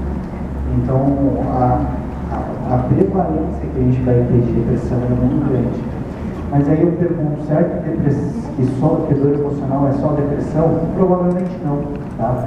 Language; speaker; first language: Portuguese; native; Portuguese